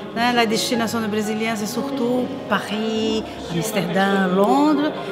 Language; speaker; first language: French; non-native, fluent; Portuguese